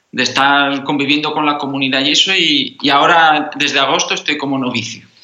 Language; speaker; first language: Spanish; native; Spanish